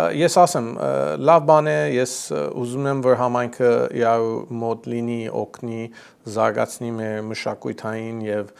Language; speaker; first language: Armenian; early bilingual, heritage; Armenian